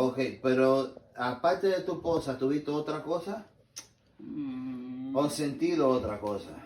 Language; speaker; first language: Spanish; early bilingual, heritage; English